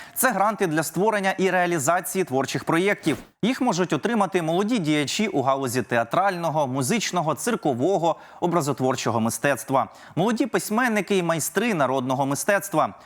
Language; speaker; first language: Ukrainian; native; Ukrainian